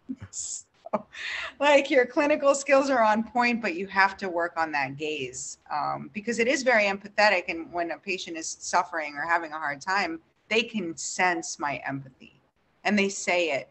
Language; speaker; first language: English; early bilingual, other home language; Russian